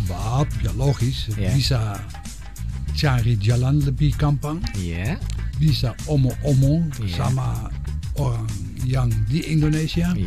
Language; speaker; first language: Indonesian; non-native, fluent; Dutch